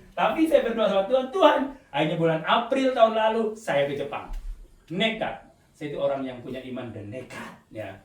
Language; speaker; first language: Indonesian; native; Indonesian